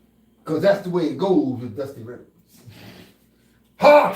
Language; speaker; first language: English; native; English